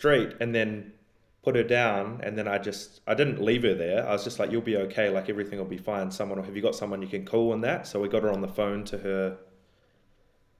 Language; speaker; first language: English; native; English